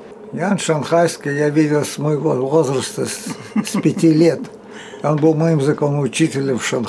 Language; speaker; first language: Russian; early bilingual, heritage; Russian